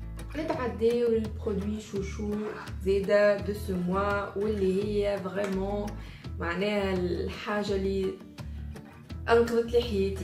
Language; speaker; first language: Arabic; native; Arabic